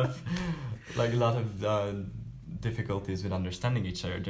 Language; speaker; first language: English; non-native, fluent; Hungarian